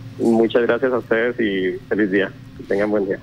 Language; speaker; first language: Spanish; native; Spanish